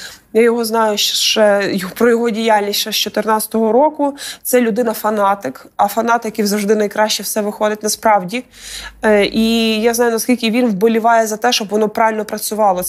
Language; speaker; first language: Ukrainian; native; Ukrainian